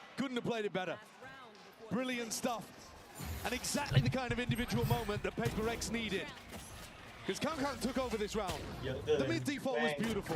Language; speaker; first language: English; native; English